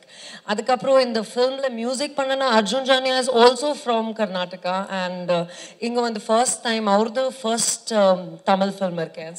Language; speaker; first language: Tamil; non-native, learner; Kannada